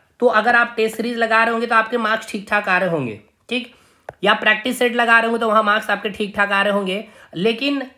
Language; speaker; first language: Hindi; native; Hindi